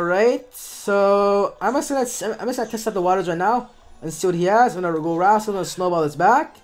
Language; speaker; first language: English; native; English